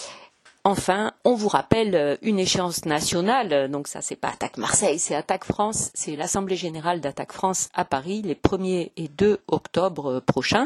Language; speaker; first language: French; native; French